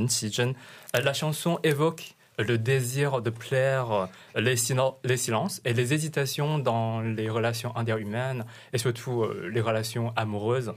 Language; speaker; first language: French; non-native, fluent; Chinese